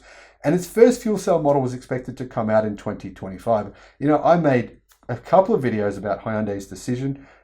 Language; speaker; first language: English; native; English